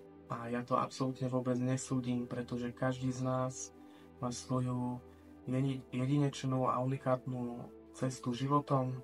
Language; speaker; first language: Slovak; native; Slovak